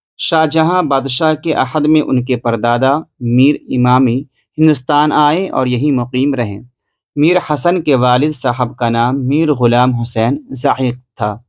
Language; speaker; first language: Urdu; native; Urdu